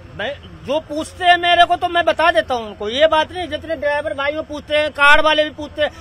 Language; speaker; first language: Hindi; native; Hindi